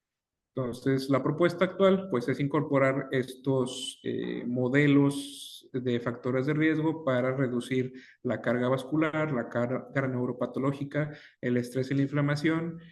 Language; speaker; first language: Spanish; native; Spanish